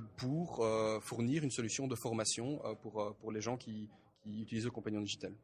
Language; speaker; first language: French; native; French